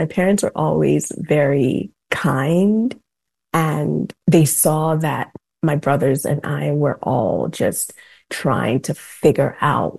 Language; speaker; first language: English; non-native, local second language; Yoruba